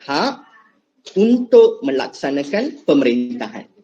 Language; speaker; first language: Malay; non-native, local second language; Tamil